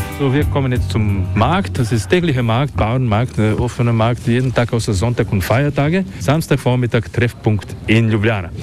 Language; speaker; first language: German; non-native, fluent; Slovenian